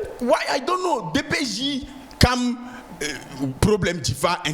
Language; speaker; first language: English; non-native, learner; French